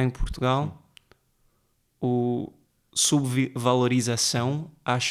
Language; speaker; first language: Portuguese; early bilingual, heritage; Portuguese